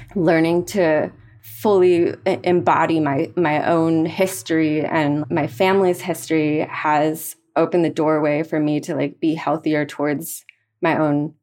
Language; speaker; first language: English; early bilingual, other home language; Spanish